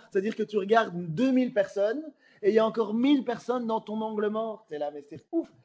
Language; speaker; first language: French; native; French